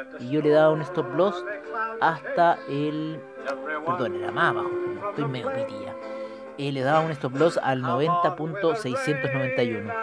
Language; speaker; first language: Spanish; native; Spanish